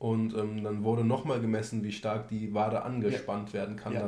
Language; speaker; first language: German; native; German